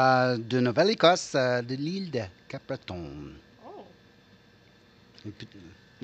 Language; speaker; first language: French; non-native, local second language; English